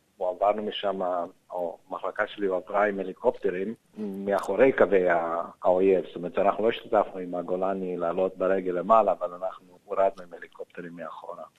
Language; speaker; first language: Hebrew; non-native, fluent; Romanian